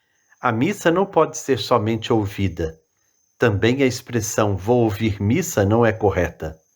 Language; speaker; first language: Portuguese; native; Portuguese